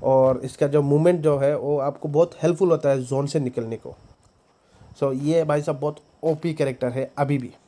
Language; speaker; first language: Hindi; native; Hindi